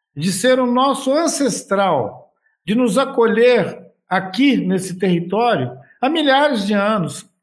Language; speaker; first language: Portuguese; native; Portuguese